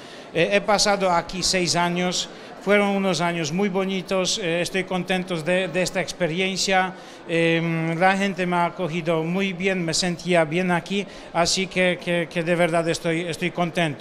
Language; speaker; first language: Spanish; non-native, fluent; Polish